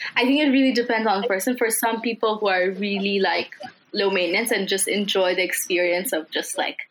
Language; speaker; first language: English; non-native, local second language; Nepali